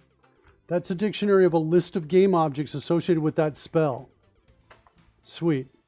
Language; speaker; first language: English; native; English